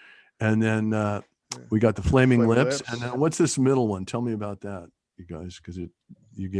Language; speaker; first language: English; native; English